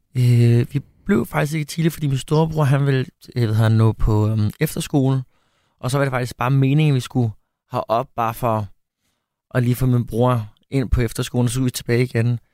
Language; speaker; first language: Danish; early bilingual, other home language; Spanish